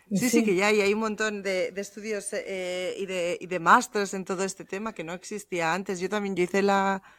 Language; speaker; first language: Spanish; native; Spanish